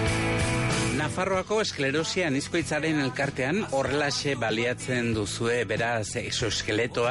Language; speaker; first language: Basque; native; Basque